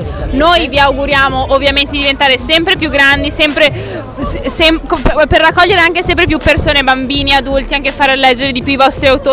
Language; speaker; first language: Italian; native; Italian